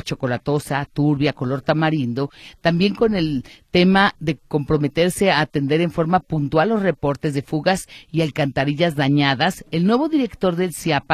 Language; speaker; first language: Spanish; native; Spanish